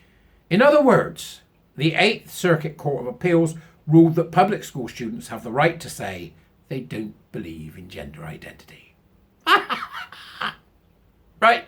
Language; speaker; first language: English; native; English